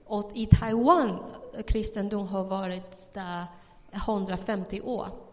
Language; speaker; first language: Swedish; non-native, fluent; Chinese